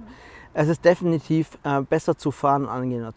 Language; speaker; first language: German; native; German